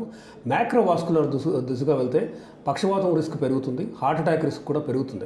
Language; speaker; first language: Telugu; native; Telugu